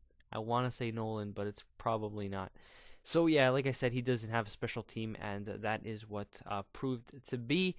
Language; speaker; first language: English; native; English